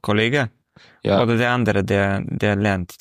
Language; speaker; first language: German; non-native, learner; Romanian